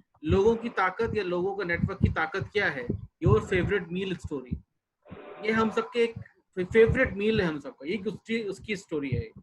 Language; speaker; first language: Hindi; native; Hindi